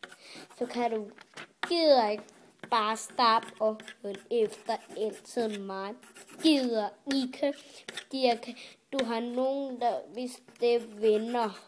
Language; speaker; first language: Danish; early bilingual, other home language; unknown